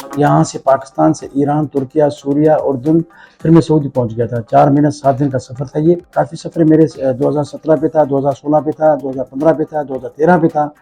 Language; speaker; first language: Urdu; early bilingual, heritage; Urdu